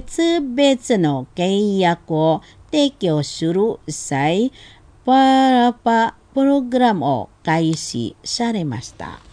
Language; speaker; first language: Japanese; non-native, fluent; Indonesian